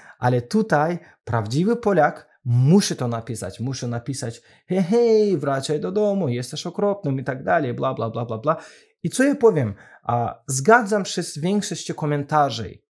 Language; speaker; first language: Polish; non-native, fluent; Azerbaijani